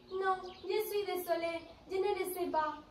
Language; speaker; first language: French; non-native, learner; Spanish